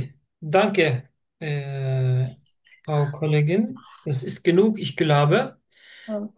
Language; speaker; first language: German; non-native, learner; Turkish